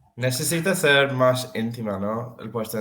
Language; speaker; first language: Spanish; non-native, fluent; Serbian